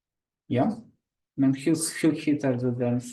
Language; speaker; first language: Swedish; non-native, learner; Russian